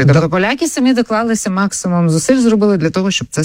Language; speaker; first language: Ukrainian; native; Ukrainian